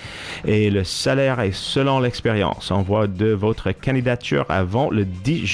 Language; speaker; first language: French; non-native, fluent; English